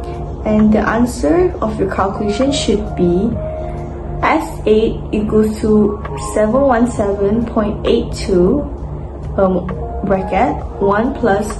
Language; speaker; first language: English; non-native, local second language; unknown